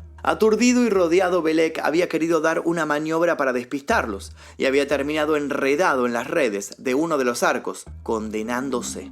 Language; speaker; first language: Spanish; native; Spanish